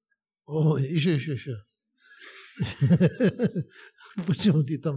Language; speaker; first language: Russian; non-native, learner; Tibetan